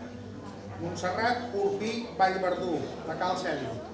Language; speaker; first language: Catalan; native; Catalan